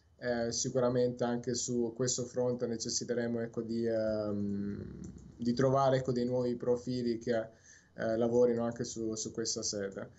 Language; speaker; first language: Italian; native; Italian